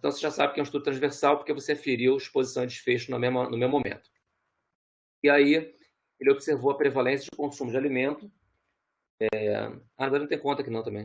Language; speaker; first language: Portuguese; native; Portuguese